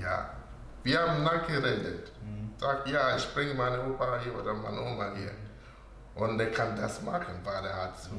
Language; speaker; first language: German; non-native, learner; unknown